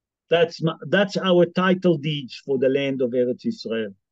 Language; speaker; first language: English; non-native, fluent; Hebrew